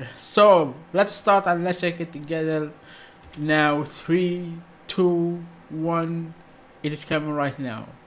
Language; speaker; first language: English; non-native, learner; Arabic